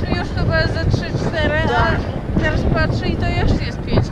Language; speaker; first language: Polish; non-native, fluent; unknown